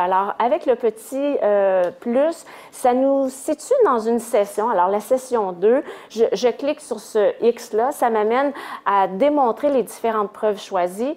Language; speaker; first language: French; native; French